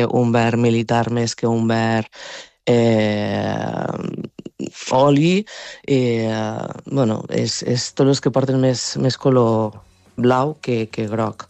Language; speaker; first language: Catalan; native; Catalan